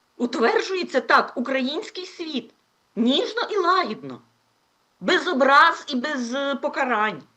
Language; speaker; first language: Ukrainian; native; Ukrainian